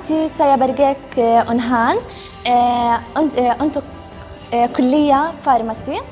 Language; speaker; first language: Indonesian; non-native, learner; Arabic